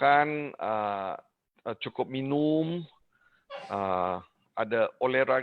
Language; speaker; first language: Indonesian; non-native, learner; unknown